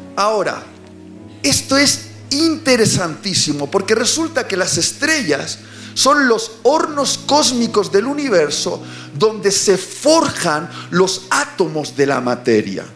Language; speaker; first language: Spanish; native; Spanish